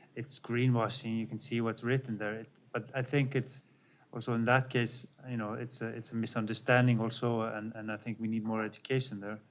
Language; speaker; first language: English; non-native, fluent; Icelandic